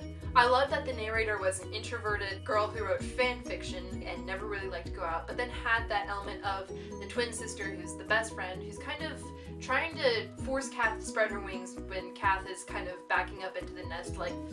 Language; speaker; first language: English; native; English